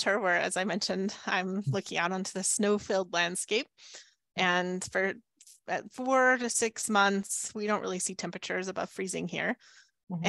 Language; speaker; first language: English; native; English